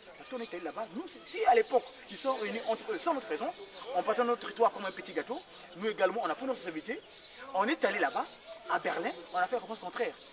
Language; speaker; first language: French; non-native, local second language; Kongo